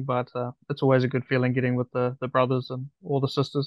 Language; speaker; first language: English; native; English